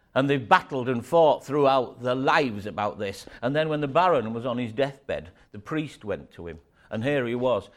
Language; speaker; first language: English; native; English